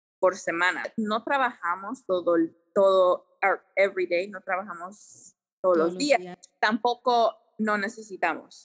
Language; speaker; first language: Spanish; early bilingual, heritage; Spanish